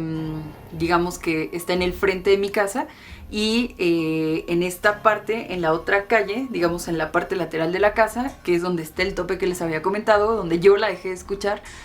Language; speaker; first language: Spanish; native; Spanish